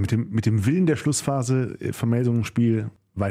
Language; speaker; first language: German; native; German